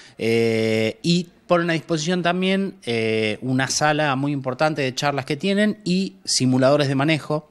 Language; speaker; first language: Spanish; native; Spanish